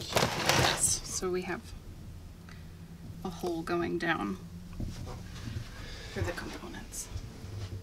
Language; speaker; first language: English; native; English